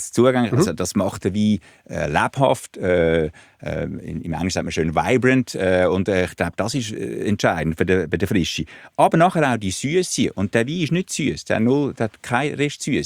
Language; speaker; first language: German; native; German